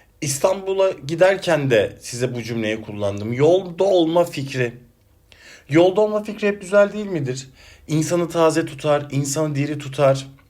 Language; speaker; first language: Turkish; native; Turkish